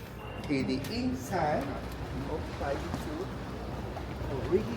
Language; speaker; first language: English; non-native, learner; Spanish